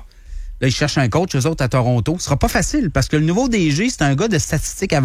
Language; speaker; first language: French; native; French